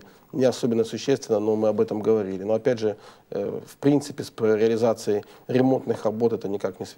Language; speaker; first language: Russian; native; Russian